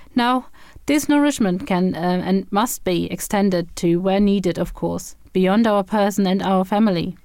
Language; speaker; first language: English; non-native, fluent; German